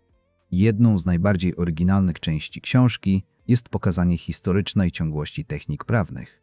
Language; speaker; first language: Polish; native; Polish